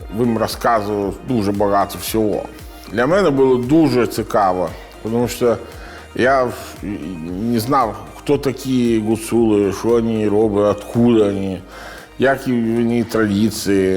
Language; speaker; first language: Ukrainian; non-native, learner; Italian